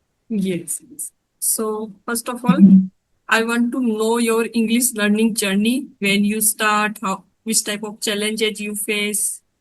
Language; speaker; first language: English; non-native, learner; Hindi